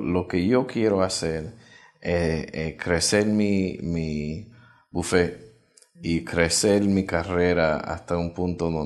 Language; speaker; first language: Spanish; early bilingual, heritage; Spanish